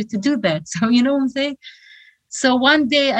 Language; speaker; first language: English; non-native, fluent; Shughni